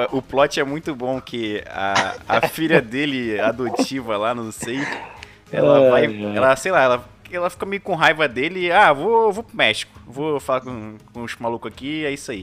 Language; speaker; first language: Portuguese; native; Portuguese